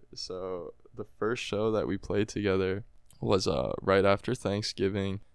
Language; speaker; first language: English; native; English